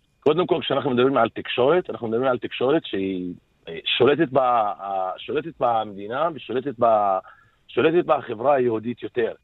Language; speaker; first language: Hebrew; non-native, local second language; Arabic